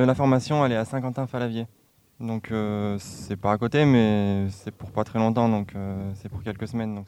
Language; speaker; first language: French; native; French